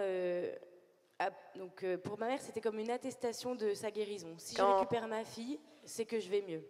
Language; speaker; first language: French; native; French